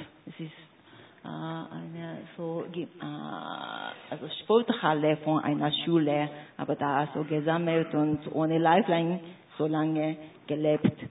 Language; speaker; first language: German; non-native, fluent; Japanese